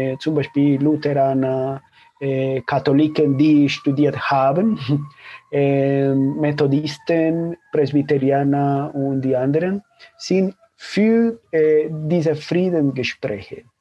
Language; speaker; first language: German; non-native, fluent; Spanish